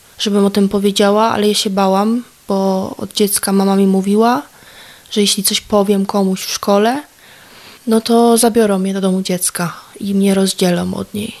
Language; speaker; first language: Polish; native; Polish